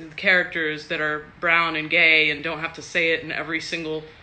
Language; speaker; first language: English; early bilingual, other home language; Spanish